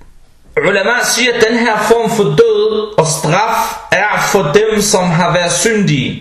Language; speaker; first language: Danish; early bilingual, other home language; Arabic